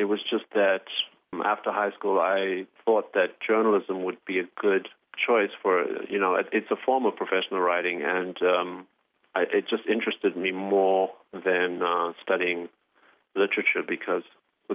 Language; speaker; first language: English; native; English